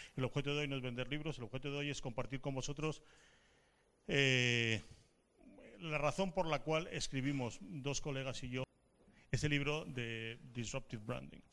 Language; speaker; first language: Spanish; native; Spanish